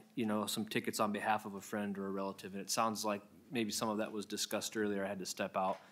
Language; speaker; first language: English; native; English